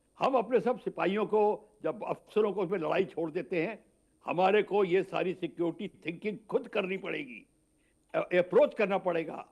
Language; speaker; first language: Hindi; native; Hindi